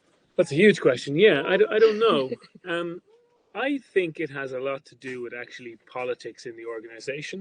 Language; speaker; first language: English; native; English